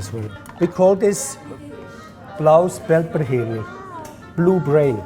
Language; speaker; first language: English; non-native, learner; German